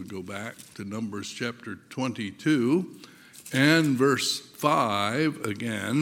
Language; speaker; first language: English; native; English